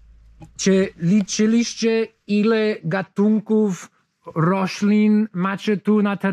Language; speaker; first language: Polish; non-native, learner; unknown